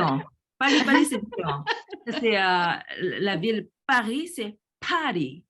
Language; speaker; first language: French; early bilingual, other home language; Korean